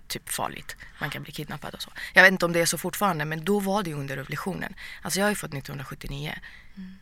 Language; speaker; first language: Swedish; early bilingual, other home language; Persian